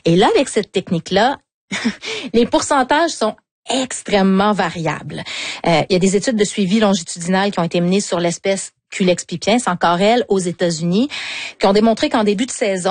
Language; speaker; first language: French; native; French